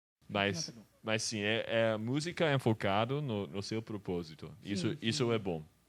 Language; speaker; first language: Portuguese; non-native, learner; English